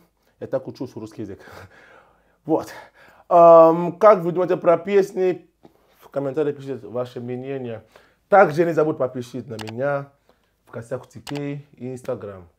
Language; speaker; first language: Russian; non-native, learner; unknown